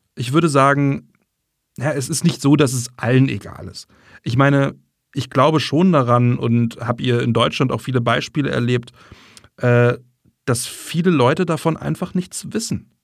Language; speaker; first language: German; non-native, fluent; English